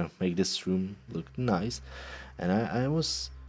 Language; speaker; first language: English; non-native, fluent; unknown